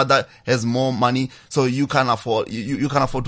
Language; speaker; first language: English; non-native, local second language; Venda